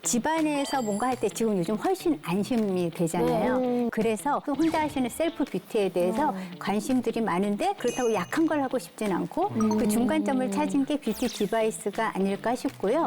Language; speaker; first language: Korean; native; Korean